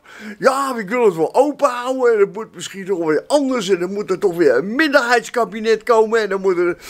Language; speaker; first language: Dutch; native; Dutch